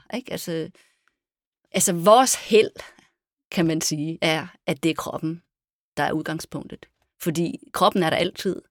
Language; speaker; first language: Danish; native; Danish